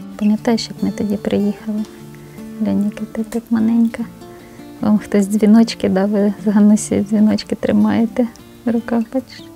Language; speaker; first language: Ukrainian; native; Ukrainian